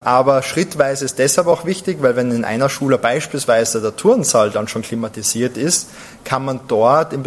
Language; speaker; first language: German; native; German